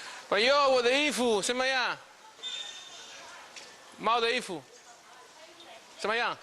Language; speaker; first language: Chinese; non-native, learner; Spanish